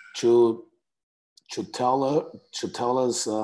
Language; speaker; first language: English; non-native, fluent; Portuguese